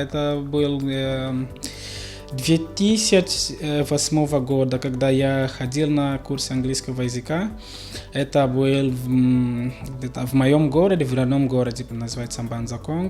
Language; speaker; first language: Russian; non-native, learner; Portuguese